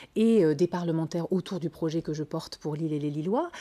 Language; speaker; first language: French; native; French